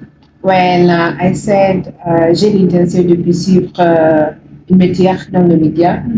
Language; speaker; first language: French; non-native, learner; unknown